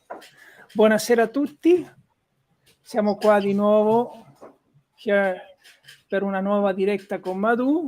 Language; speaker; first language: Italian; native; Italian